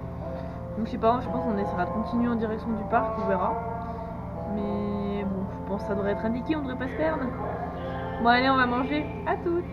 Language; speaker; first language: French; native; French